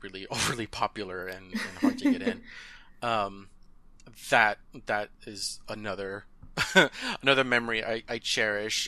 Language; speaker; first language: English; early bilingual, other home language; Spanish